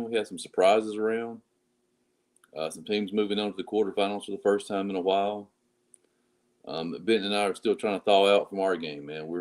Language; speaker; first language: English; native; English